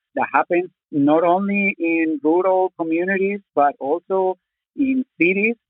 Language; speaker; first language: English; non-native, fluent; Spanish